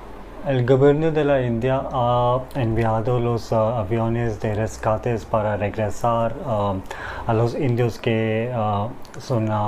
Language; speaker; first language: Spanish; non-native, learner; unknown